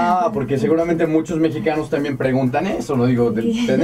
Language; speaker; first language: Spanish; native; Spanish